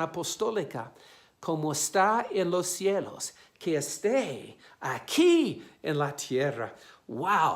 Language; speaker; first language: Spanish; non-native, fluent; English